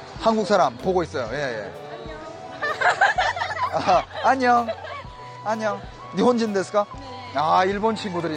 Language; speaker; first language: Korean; non-native, fluent; Chinese